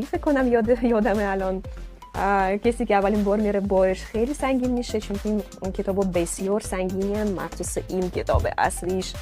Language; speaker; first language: Persian; non-native, fluent; Russian